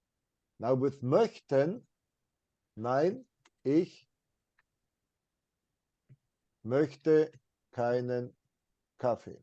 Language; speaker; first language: German; non-native, fluent; English